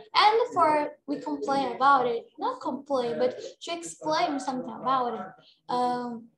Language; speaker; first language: English; non-native, fluent; Portuguese